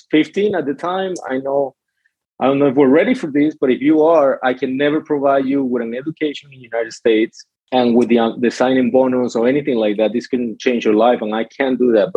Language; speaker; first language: English; non-native, fluent; Spanish